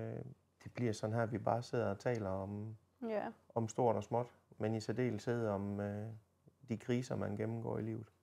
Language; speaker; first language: Danish; native; Danish